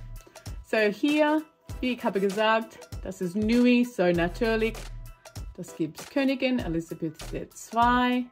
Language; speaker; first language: German; non-native, learner; English